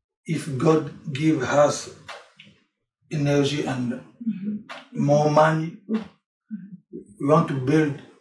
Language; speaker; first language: English; non-native, learner; French